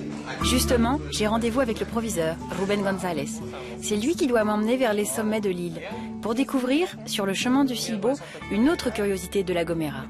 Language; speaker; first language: French; native; French